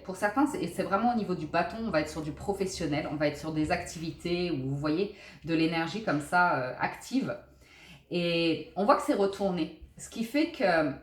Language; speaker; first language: French; native; French